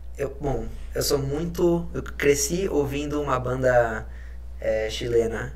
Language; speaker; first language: Portuguese; early bilingual, other home language; Spanish